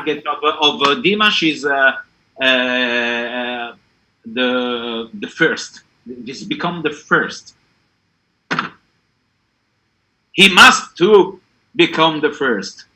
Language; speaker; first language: English; non-native, learner; Italian